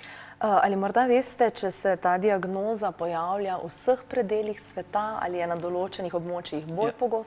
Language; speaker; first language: Slovenian; native; Slovenian